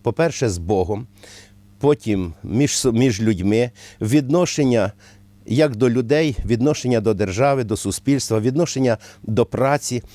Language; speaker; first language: Ukrainian; native; Ukrainian